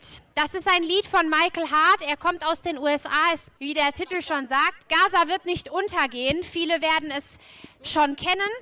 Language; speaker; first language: German; native; German